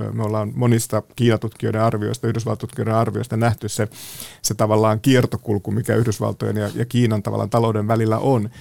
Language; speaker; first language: Finnish; native; Finnish